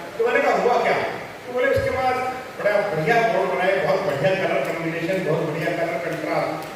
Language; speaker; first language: Hindi; non-native, local second language; Punjabi